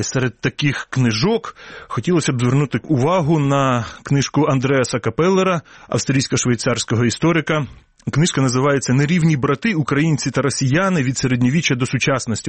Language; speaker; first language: Ukrainian; native; Ukrainian